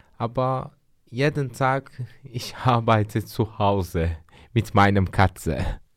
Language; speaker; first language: German; non-native, learner; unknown